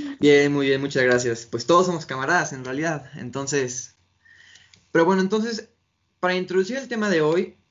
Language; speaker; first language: Spanish; native; Spanish